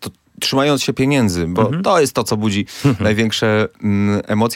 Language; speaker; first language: Polish; native; Polish